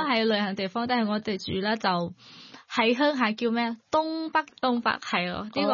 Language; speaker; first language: Cantonese; non-native, learner; Thai